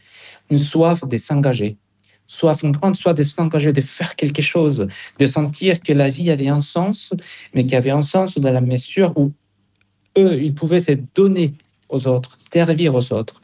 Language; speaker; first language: French; non-native, fluent; Spanish